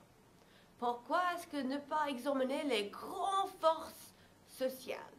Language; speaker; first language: French; non-native, learner; English